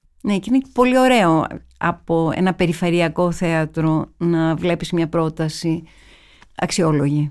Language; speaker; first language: Greek; native; Greek